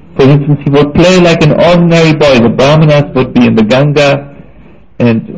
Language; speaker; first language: English; non-native, fluent; German